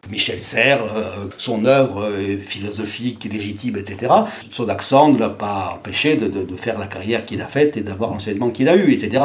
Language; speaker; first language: French; native; French